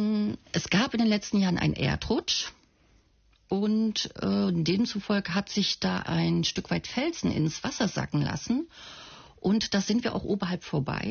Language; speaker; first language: German; native; German